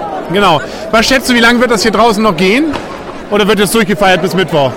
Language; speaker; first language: German; native; German